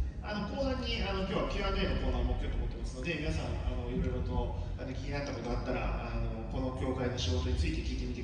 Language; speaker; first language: Japanese; native; Japanese